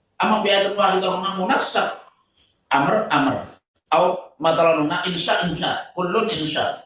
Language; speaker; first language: Arabic; non-native, fluent; Indonesian